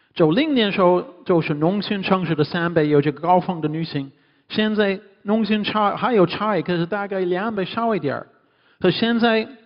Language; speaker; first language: Chinese; non-native, fluent; English